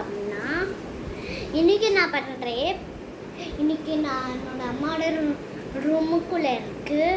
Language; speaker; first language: Tamil; non-native, local second language; Hindi